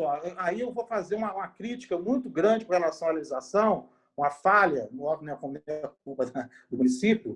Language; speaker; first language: Portuguese; native; Portuguese